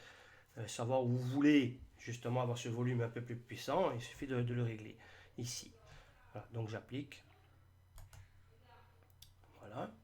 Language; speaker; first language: French; native; French